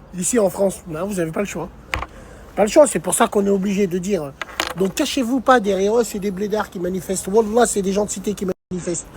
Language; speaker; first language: French; early bilingual, other home language; Arabic